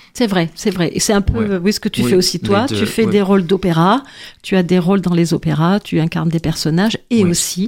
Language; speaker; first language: French; native; French